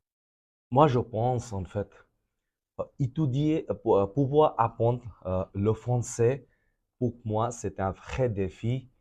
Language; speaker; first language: French; non-native, fluent; Bangla